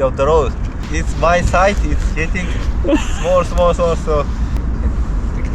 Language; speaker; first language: English; non-native, learner; Japanese